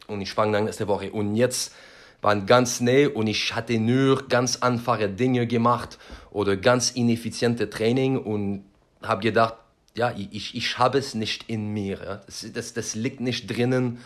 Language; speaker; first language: German; non-native, learner; French